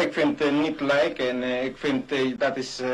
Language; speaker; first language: Dutch; non-native, local second language; Malay